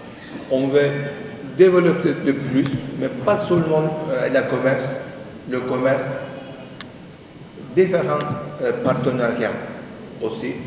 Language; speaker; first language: French; non-native, fluent; Turkish